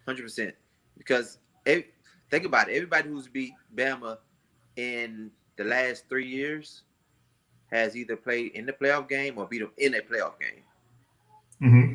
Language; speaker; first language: English; native; English